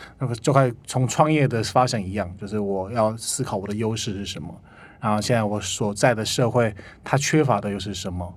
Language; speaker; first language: Chinese; non-native, fluent; Korean